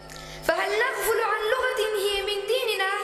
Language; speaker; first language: Arabic; non-native, learner; Pashto